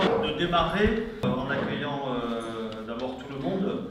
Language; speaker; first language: French; native; French